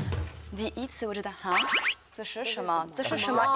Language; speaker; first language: Chinese; non-native, fluent; French